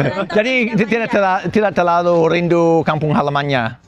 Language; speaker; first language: Indonesian; non-native, fluent; English